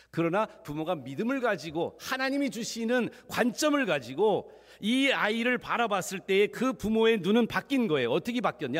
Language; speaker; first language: Korean; early bilingual, heritage; Korean